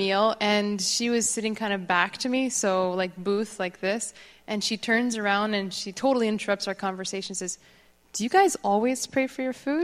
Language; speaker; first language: English; native; English